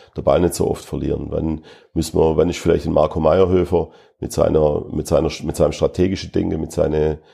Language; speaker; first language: German; native; German